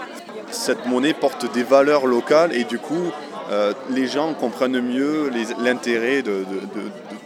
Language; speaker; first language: French; native; French